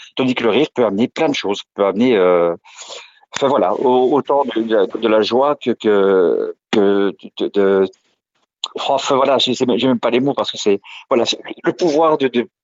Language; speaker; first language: French; native; French